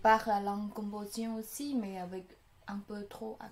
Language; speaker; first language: French; non-native, learner; Khmer